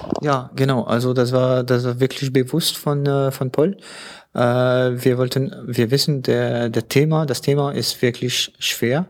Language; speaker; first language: German; non-native, learner; French